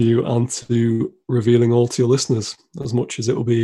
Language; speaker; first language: English; native; English